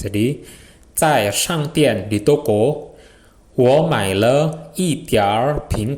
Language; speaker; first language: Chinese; non-native, fluent; Indonesian